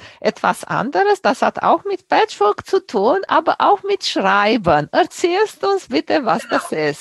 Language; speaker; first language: German; non-native, fluent; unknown